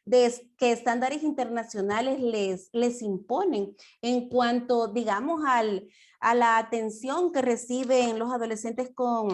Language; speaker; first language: Spanish; native; Spanish